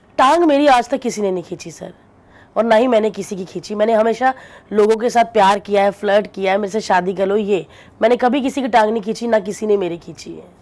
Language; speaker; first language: Hindi; non-native, local second language; Punjabi